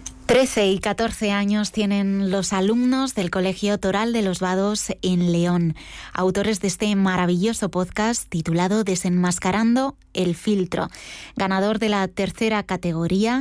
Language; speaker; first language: Spanish; native; Spanish